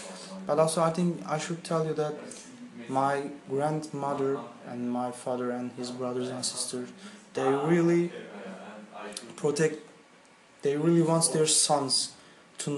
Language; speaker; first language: English; non-native, fluent; Turkish